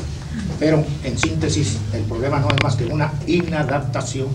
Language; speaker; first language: Spanish; native; Spanish